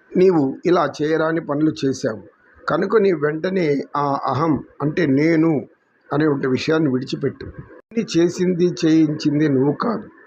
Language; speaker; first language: Telugu; native; Telugu